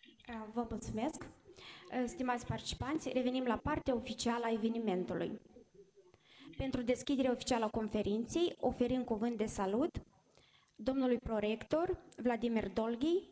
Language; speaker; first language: Romanian; native; Romanian